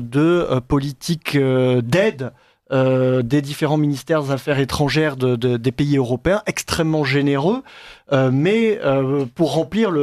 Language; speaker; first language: French; native; French